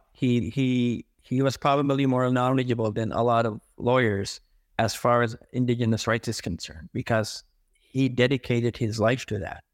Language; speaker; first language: English; non-native, fluent; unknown